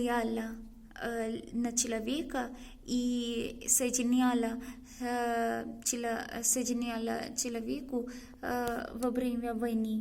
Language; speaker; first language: Russian; non-native, learner; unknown